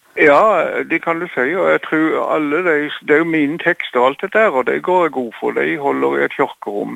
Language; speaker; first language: Norwegian; native; Norwegian